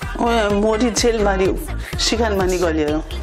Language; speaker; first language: Korean; non-native, learner; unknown